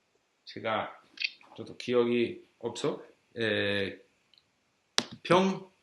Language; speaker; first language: Korean; non-native, learner; English